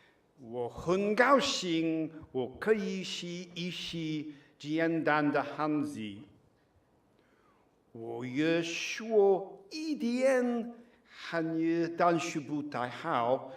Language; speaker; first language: Chinese; non-native, learner; English